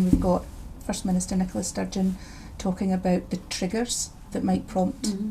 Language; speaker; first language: English; native; English